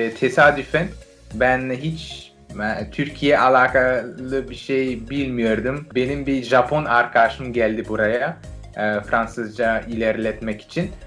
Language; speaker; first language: Turkish; non-native, fluent; French